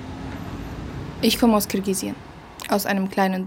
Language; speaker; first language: German; early bilingual, other home language; Russian